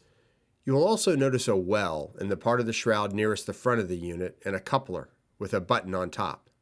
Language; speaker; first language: English; native; English